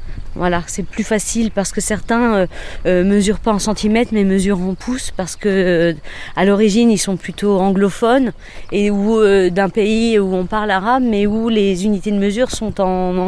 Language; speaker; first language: French; native; French